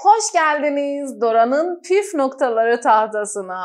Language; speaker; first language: Turkish; non-native, fluent; Persian